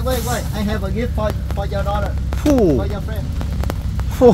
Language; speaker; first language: English; non-native, learner; Vietnamese